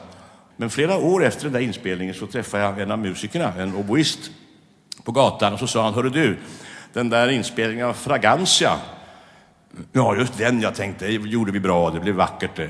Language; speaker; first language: Swedish; native; Swedish